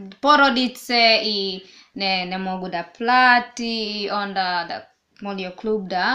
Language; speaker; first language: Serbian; non-native, learner; English